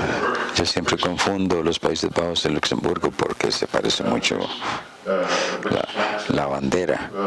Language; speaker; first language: Spanish; non-native, fluent; German